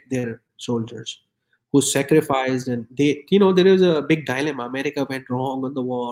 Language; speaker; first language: English; non-native, local second language; Urdu